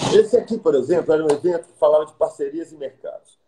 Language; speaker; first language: Portuguese; native; Portuguese